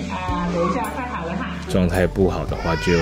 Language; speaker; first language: Chinese; native; Chinese